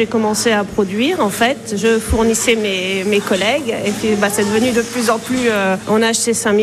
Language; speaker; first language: French; native; French